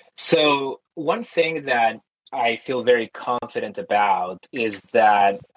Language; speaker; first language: English; early bilingual, other home language; Spanish